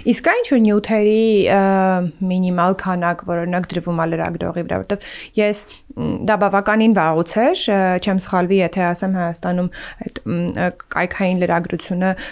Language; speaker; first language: Armenian; native; Armenian